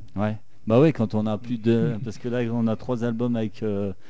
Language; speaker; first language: French; native; French